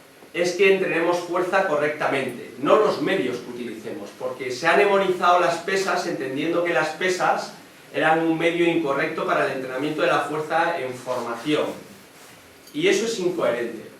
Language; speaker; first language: Spanish; native; Spanish